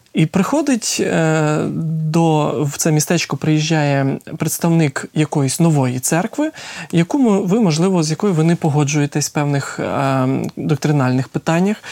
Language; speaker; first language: Ukrainian; native; Ukrainian